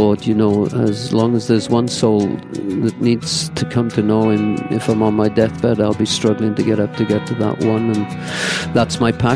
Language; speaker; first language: English; native; English